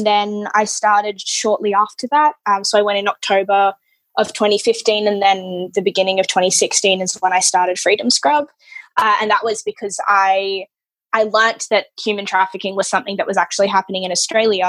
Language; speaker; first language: English; native; English